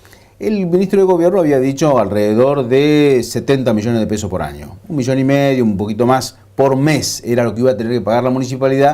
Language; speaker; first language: Spanish; native; Spanish